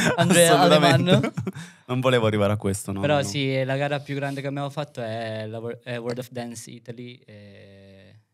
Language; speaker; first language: Italian; early bilingual, other home language; Filipino